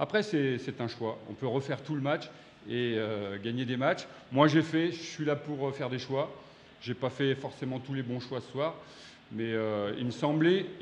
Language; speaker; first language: French; native; French